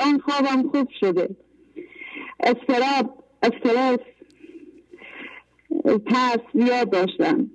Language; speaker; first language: Persian; non-native, local second language; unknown